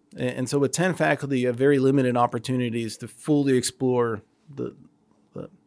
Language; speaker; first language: English; native; English